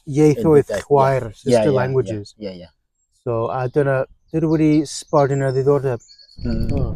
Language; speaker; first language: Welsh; non-native, fluent; English